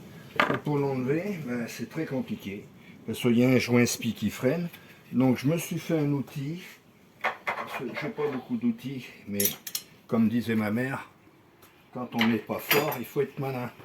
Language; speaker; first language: French; native; French